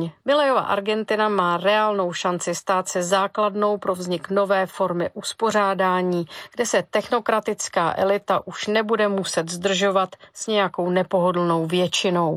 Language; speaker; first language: Czech; native; Czech